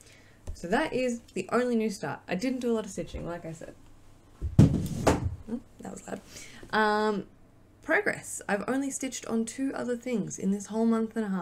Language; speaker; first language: English; native; English